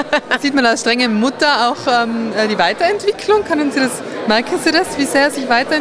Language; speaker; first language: German; native; German